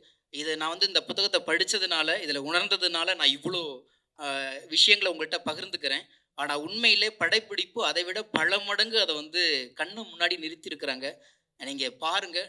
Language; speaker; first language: Tamil; native; Tamil